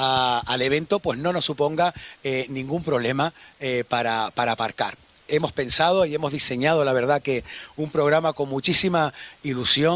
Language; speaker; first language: Spanish; native; Spanish